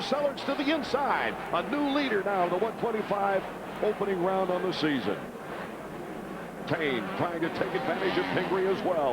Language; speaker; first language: English; native; English